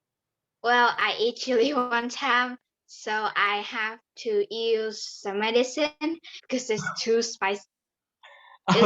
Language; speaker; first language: English; non-native, learner; Vietnamese